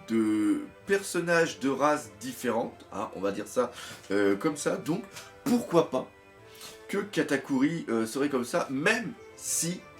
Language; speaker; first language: French; native; French